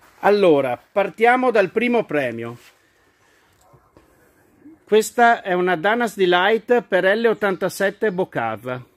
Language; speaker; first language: Italian; native; Italian